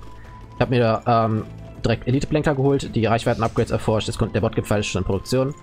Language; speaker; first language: German; native; German